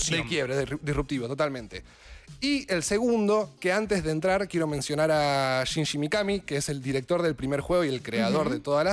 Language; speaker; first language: Spanish; native; Spanish